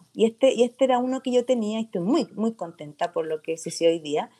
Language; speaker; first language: Spanish; native; Spanish